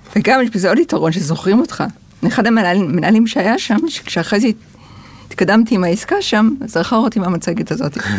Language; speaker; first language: Hebrew; early bilingual, other home language; English